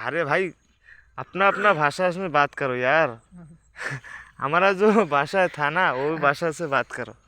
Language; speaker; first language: Hindi; non-native, local second language; Bangla